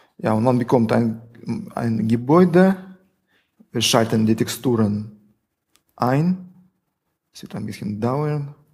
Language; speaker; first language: German; non-native, fluent; Russian